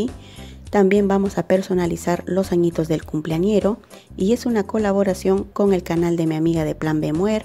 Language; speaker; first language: Spanish; native; Spanish